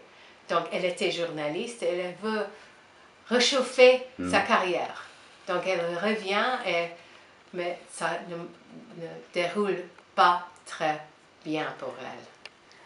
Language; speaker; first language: French; non-native, learner; English